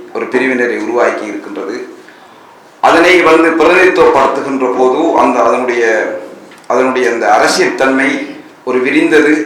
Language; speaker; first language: Tamil; native; Tamil